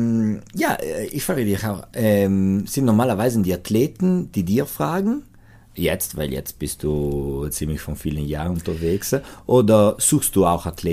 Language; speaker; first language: German; non-native, local second language; Italian